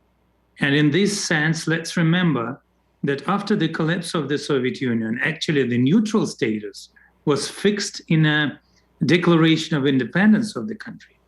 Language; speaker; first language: English; non-native, fluent; Russian